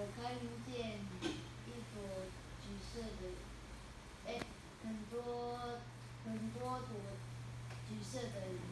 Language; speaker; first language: Chinese; non-native, learner; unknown